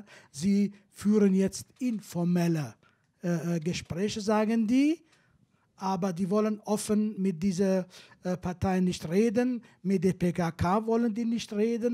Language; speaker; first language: German; non-native, fluent; Kurdish